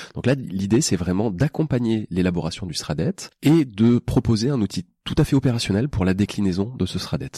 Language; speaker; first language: French; native; French